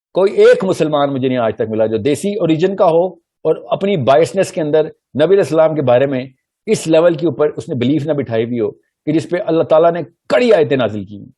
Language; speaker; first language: Urdu; early bilingual, heritage; Urdu